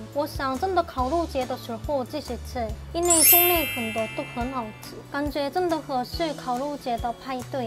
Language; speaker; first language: Chinese; non-native, fluent; Korean